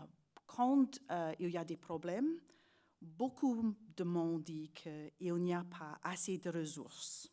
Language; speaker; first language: French; non-native, learner; English